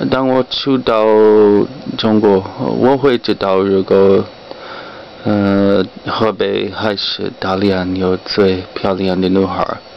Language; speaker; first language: Chinese; non-native, learner; English